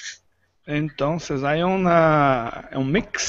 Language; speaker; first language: Spanish; non-native, learner; Portuguese